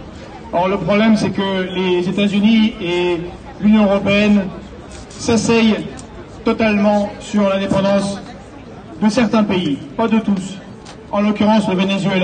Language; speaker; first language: French; native; French